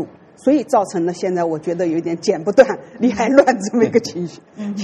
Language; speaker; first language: Chinese; native; Chinese